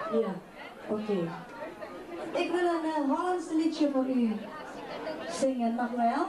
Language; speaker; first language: Dutch; non-native, learner; Indonesian